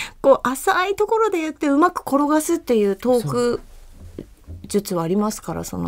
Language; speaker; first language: Japanese; native; Japanese